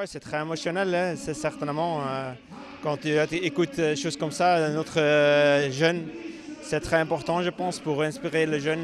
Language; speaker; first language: French; non-native, local second language; Dutch